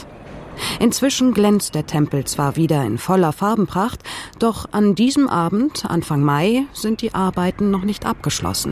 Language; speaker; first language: German; native; German